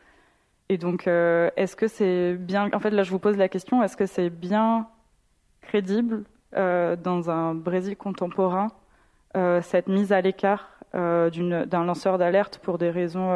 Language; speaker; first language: French; native; French